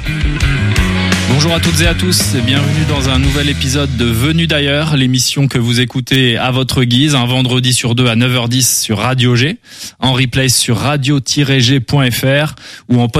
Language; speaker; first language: French; native; French